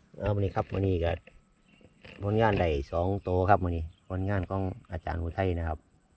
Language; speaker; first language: Thai; native; Thai